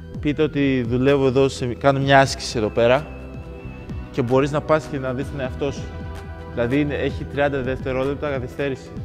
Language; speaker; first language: Greek; early bilingual, other home language; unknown